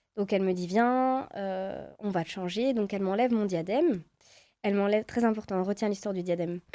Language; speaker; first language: French; native; French